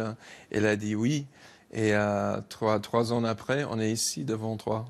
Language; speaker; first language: French; non-native, learner; English